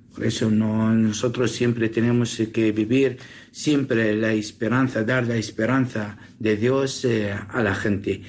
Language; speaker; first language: Spanish; non-native, learner; Assyrian Neo-Aramaic